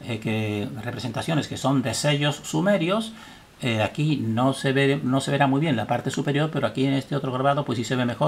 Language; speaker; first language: Spanish; native; Spanish